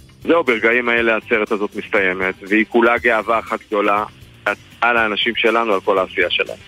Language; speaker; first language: Hebrew; native; Hebrew